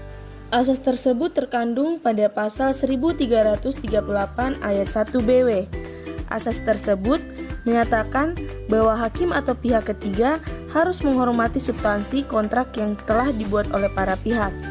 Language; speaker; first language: Indonesian; native; Indonesian